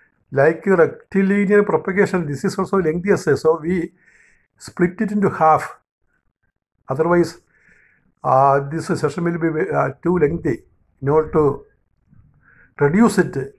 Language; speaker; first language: English; non-native, local second language; Malayalam